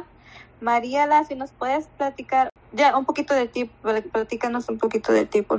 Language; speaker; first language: Spanish; early bilingual, other home language; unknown